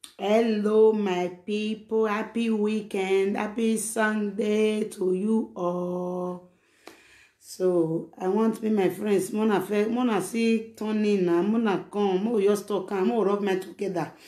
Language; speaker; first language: Nigerian Pidgin; non-native, local second language; Bini